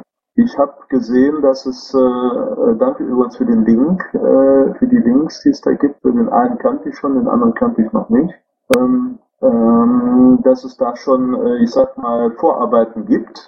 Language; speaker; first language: German; native; German